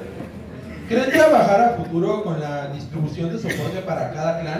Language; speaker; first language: Spanish; native; Spanish